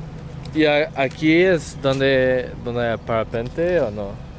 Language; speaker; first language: Spanish; non-native, learner; English